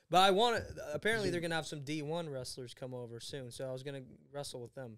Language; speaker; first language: English; early bilingual, other home language; Swedish